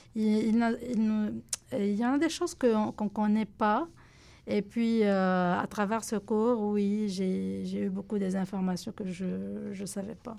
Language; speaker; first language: French; non-native, local second language; Arabic